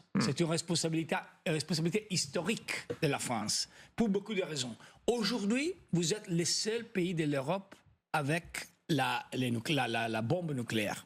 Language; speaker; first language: French; non-native, fluent; Italian